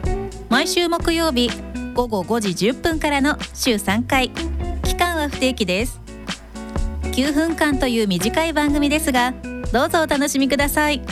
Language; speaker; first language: Japanese; native; Japanese